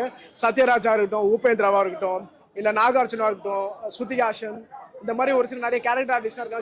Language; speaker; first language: Tamil; native; Tamil